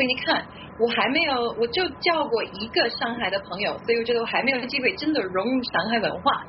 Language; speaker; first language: Chinese; non-native, fluent; English